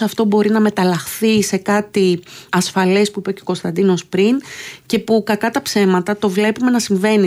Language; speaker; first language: Greek; native; Greek